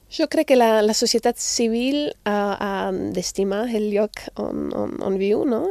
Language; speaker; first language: Catalan; non-native, fluent; German